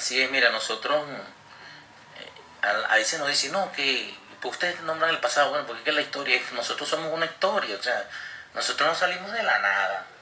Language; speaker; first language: Spanish; native; Spanish